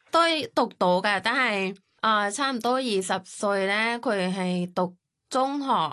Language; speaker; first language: Cantonese; non-native, fluent; Thai